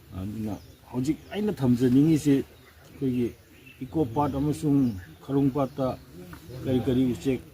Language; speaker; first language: Manipuri; native; Manipuri